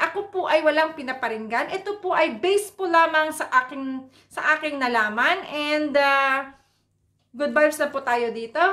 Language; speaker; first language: Filipino; non-native, local second language; Cebuano